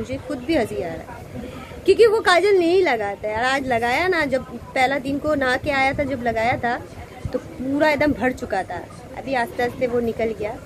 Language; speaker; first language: Hindi; non-native, local second language; Bangla